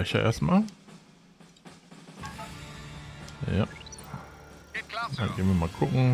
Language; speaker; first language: German; native; German